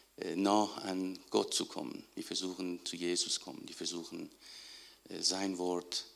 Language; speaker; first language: German; non-native, fluent; Persian